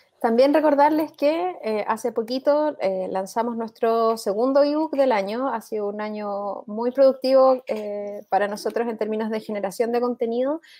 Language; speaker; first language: Spanish; native; Spanish